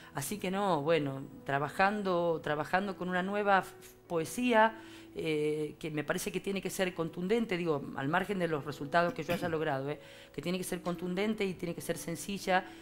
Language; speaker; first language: Spanish; native; Spanish